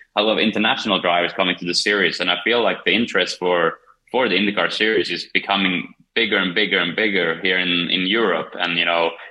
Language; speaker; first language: English; non-native, fluent; Swedish